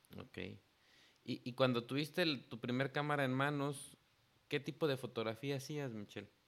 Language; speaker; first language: Spanish; native; Spanish